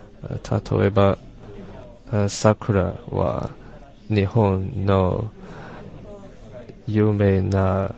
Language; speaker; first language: Japanese; non-native, learner; English